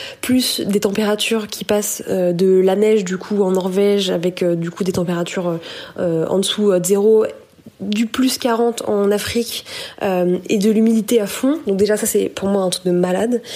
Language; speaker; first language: French; native; French